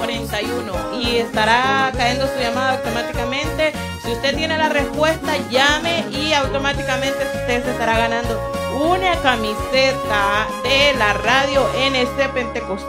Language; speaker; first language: Spanish; native; Spanish